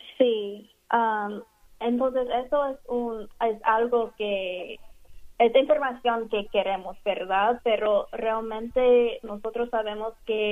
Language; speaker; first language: Spanish; non-native, fluent; English